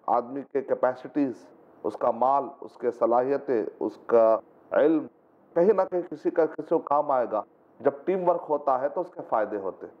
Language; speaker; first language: Urdu; native; Urdu